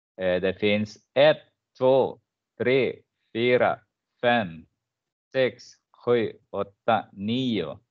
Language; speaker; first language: Swedish; non-native, fluent; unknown